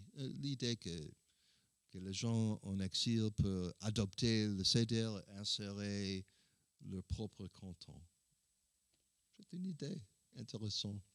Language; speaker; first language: French; non-native, learner; English